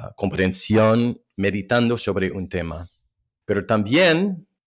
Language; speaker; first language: Spanish; non-native, fluent; English